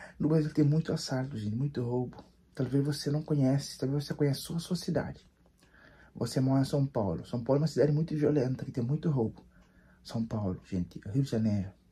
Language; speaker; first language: Portuguese; non-native, local second language; Kabuverdianu